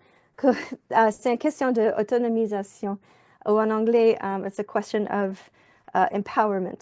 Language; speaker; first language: French; non-native, fluent; English